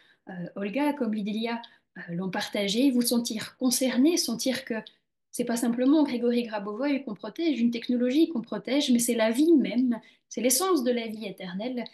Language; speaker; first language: French; native; French